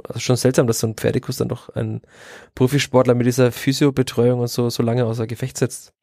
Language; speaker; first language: German; native; German